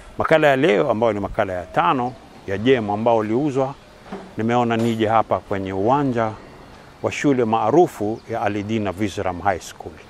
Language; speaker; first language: Swahili; native; Swahili